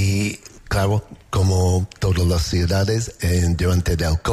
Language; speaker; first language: Spanish; non-native, learner; English